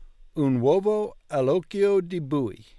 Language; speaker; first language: Italian; non-native, learner; English